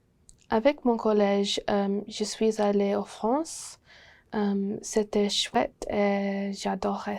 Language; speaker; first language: French; non-native, learner; English